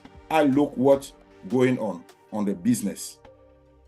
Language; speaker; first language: English; non-native, learner; French